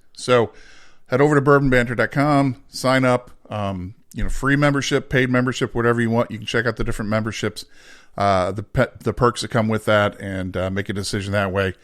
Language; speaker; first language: English; native; English